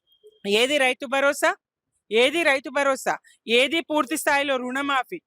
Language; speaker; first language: Telugu; native; Telugu